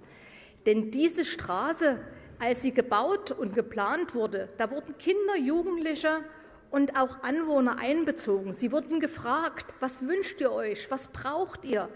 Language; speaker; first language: German; native; German